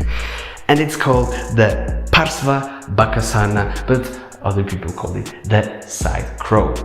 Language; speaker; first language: English; non-native, fluent; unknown